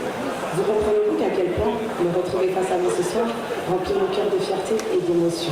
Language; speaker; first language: French; early bilingual, other home language; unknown